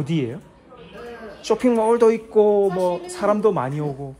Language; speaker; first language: Korean; native; Korean